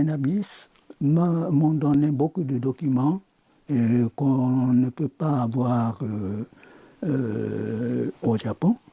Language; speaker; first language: French; non-native, fluent; Japanese